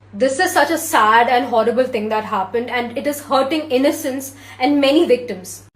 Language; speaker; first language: English; non-native, local second language; Malayalam